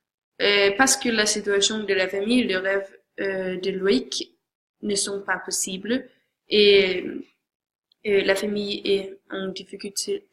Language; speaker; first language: French; non-native, learner; Swedish